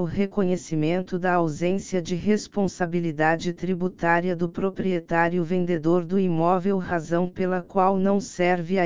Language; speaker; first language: Portuguese; native; Portuguese